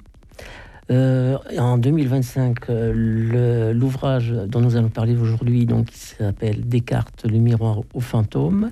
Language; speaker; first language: French; native; French